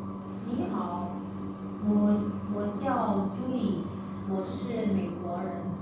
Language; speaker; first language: Chinese; non-native, learner; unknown